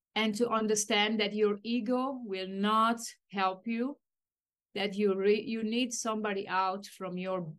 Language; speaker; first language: English; non-native, fluent; Romanian